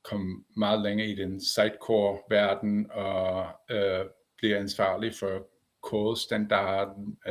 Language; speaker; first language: Danish; non-native, fluent; English